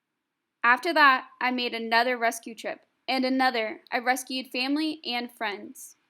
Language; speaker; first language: English; native; English